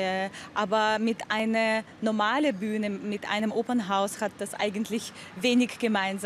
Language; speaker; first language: German; non-native, fluent; Russian